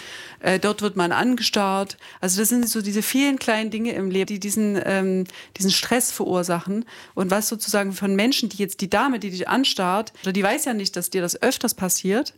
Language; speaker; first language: German; native; German